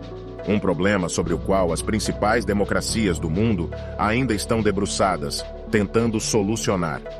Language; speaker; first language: Portuguese; native; Portuguese